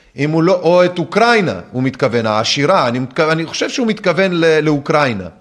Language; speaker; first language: Hebrew; early bilingual, other home language; Russian